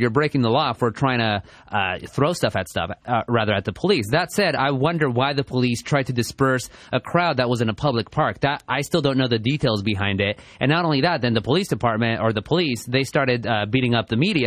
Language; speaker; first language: English; early bilingual, other home language; Spanish